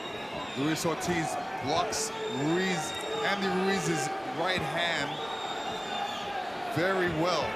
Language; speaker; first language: English; native; English